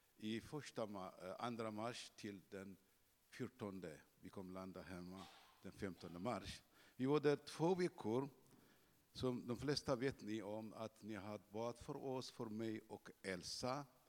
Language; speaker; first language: Swedish; non-native, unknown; Tigrinya